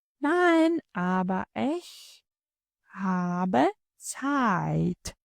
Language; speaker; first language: German; non-native, fluent; Ukrainian